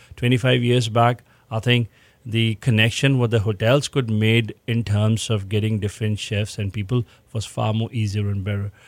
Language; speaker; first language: English; non-native, local second language; Hindi